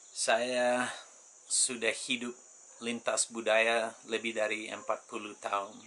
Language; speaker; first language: Indonesian; non-native, fluent; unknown